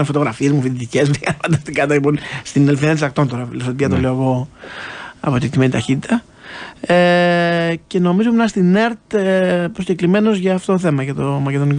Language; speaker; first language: Greek; native; Greek